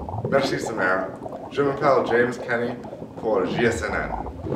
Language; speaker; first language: French; non-native, learner; English